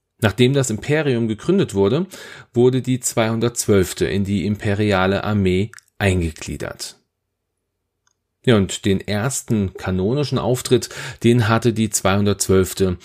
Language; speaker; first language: German; native; German